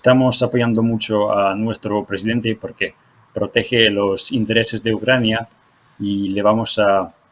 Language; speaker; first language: Spanish; non-native, fluent; Ukrainian